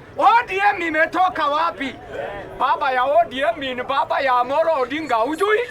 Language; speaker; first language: Swahili; non-native, local second language; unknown